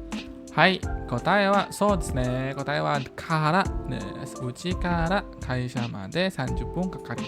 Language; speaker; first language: Japanese; non-native, fluent; Indonesian